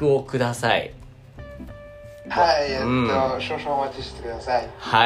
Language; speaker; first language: Japanese; non-native, learner; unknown